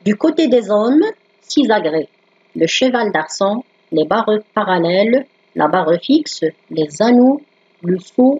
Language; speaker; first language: French; non-native, local second language; Arabic